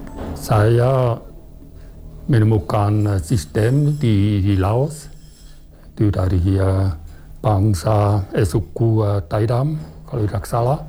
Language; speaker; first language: Indonesian; non-native, fluent; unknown